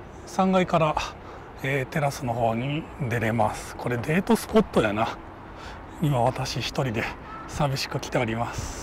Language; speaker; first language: Japanese; native; Japanese